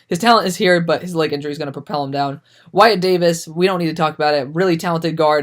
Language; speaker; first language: English; native; English